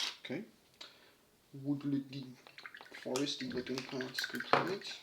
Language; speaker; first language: English; native; English